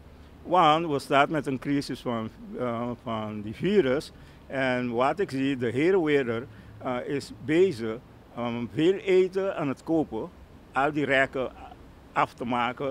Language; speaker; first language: Dutch; non-native, local second language; Papiamento